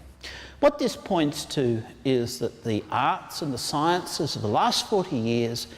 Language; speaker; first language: English; native; English